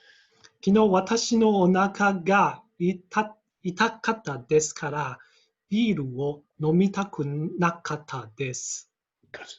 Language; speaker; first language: Japanese; non-native, learner; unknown